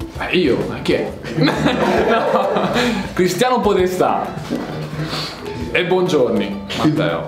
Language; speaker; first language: Italian; early bilingual, other home language; Albanian